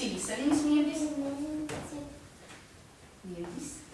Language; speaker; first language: Estonian; non-native, local second language; Russian